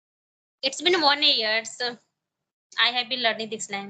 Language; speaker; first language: English; non-native, learner; Hindi